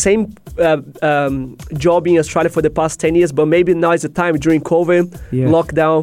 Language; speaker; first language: English; non-native, fluent; Portuguese